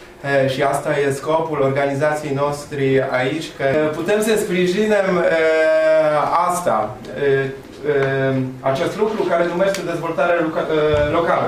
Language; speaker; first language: Romanian; non-native, fluent; Polish